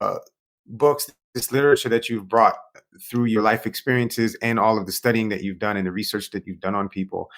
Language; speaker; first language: English; native; English